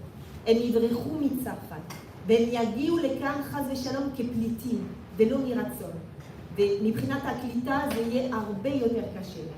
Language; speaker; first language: Hebrew; non-native, fluent; French